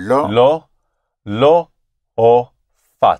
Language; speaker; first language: Italian; non-native, learner; English